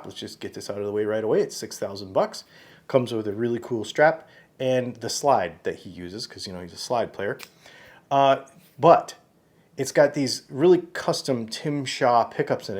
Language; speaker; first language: English; native; English